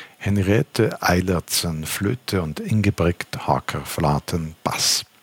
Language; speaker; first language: German; native; German